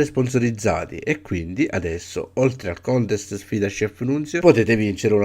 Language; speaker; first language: Italian; native; Italian